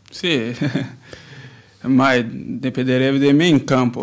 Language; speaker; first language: Italian; non-native, learner; Portuguese